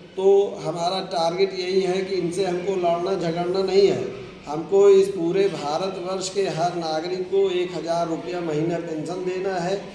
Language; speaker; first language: Hindi; native; Hindi